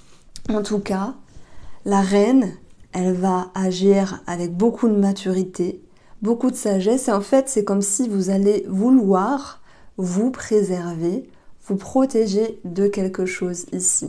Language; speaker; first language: French; native; French